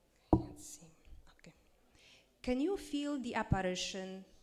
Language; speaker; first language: English; non-native, fluent; Polish